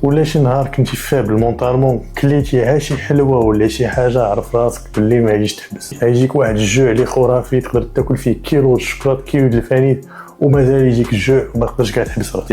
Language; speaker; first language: Arabic; native; Arabic